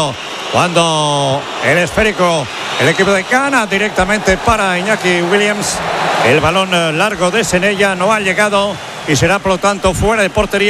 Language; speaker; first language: Spanish; native; Spanish